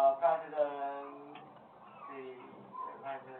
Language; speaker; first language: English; non-native, learner; Chinese